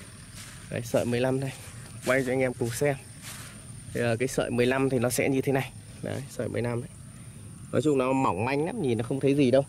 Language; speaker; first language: Vietnamese; native; Vietnamese